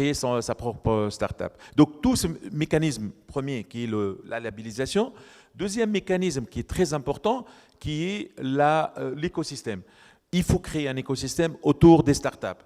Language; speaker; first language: French; non-native, local second language; Arabic